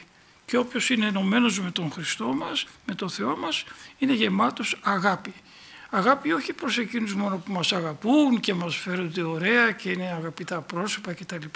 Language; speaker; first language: Greek; native; Greek